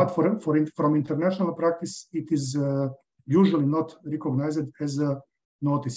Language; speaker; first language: English; non-native, fluent; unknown